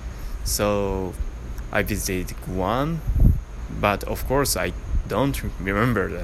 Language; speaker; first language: English; non-native, learner; Japanese